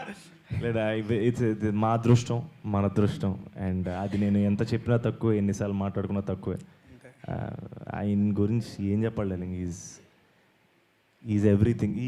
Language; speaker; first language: Telugu; native; Telugu